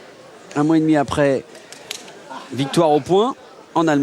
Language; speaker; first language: French; native; French